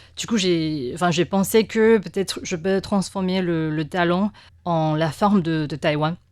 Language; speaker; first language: French; non-native, fluent; Chinese